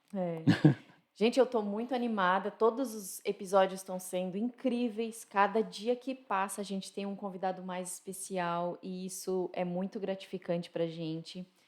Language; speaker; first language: Portuguese; native; Portuguese